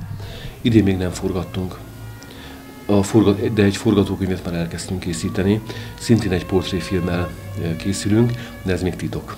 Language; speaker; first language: Hungarian; native; Hungarian